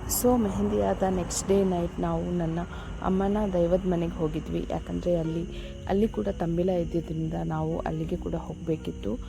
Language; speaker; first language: Kannada; non-native, local second language; Tulu